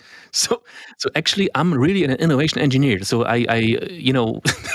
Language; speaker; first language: English; non-native, fluent; German